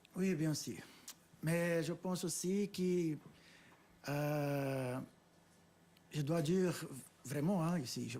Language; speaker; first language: French; non-native, fluent; Portuguese